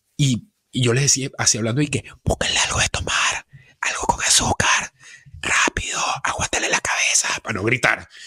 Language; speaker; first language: Spanish; native; Spanish